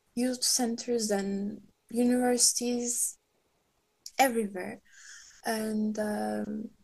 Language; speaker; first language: English; non-native, fluent; Turkish